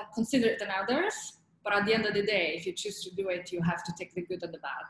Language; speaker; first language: English; non-native, fluent; Italian